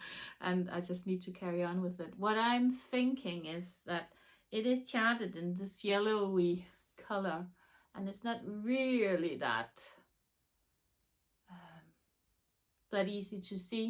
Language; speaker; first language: English; non-native, fluent; Danish